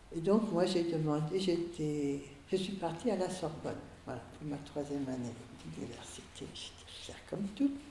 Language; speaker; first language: French; early bilingual, other home language; Hungarian